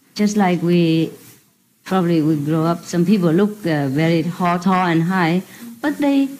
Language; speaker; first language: English; non-native, fluent; Vietnamese